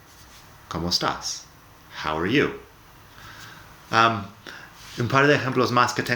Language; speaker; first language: Spanish; non-native, fluent; English